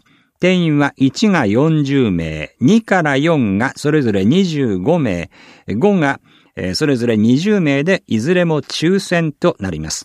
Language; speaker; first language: Japanese; native; Japanese